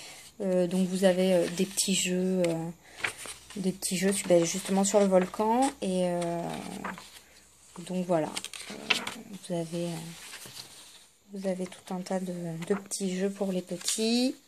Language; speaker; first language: French; native; French